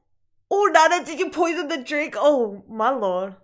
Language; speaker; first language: English; native; English